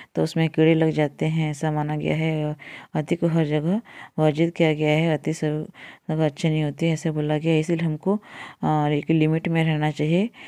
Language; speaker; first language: Hindi; non-native, local second language; Odia